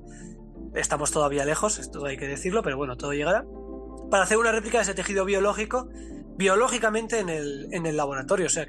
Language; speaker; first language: Spanish; native; Spanish